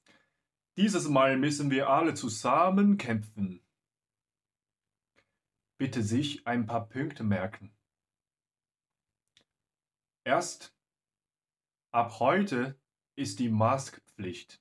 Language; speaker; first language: German; non-native, learner; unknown